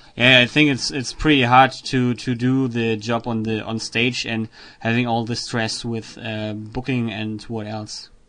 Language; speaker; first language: English; non-native, learner; German